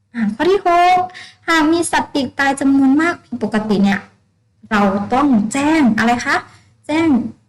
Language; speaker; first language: Thai; native; Thai